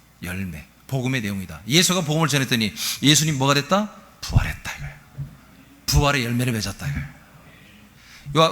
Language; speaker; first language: Korean; native; Korean